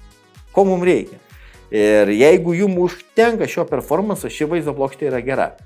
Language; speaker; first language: Lithuanian; native; Lithuanian